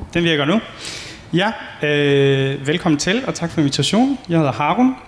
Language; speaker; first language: Danish; early bilingual, other home language; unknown